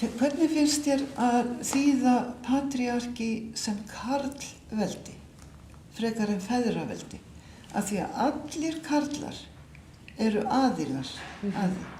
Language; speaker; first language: Icelandic; native; Icelandic